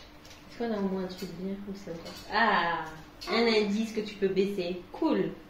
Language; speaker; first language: French; native; French